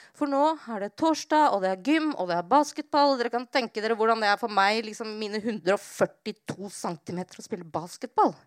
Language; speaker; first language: Norwegian; native; Norwegian